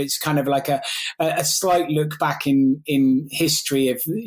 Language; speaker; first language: English; native; English